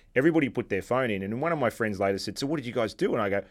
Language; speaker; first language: English; native; English